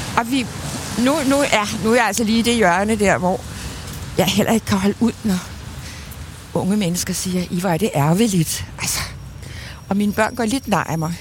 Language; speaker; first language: Danish; native; Danish